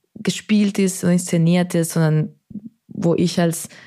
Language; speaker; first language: German; non-native, fluent; Spanish